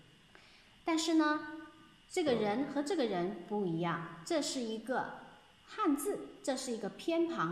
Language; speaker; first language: Chinese; native; Chinese